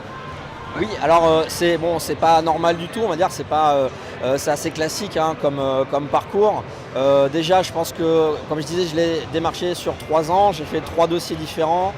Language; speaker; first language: French; native; French